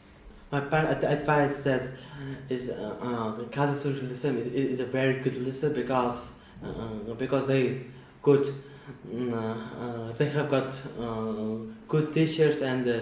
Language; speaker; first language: English; non-native, learner; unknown